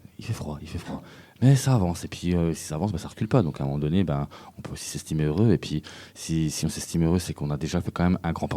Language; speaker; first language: French; native; French